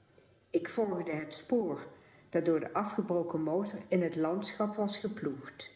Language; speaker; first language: Dutch; native; Dutch